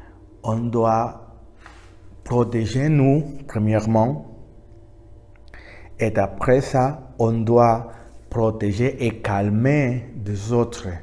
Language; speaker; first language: French; non-native, learner; Spanish